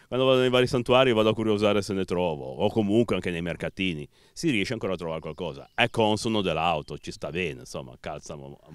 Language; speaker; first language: Italian; native; Italian